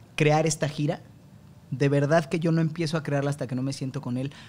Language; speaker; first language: Spanish; native; Spanish